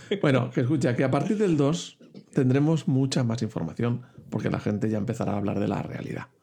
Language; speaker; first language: Spanish; native; Spanish